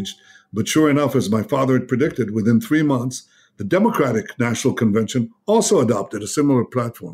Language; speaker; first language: English; non-native, fluent; Hebrew